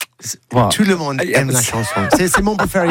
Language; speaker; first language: French; non-native, learner; English